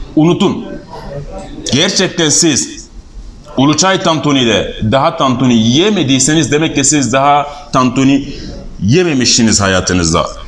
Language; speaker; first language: Turkish; non-native, fluent; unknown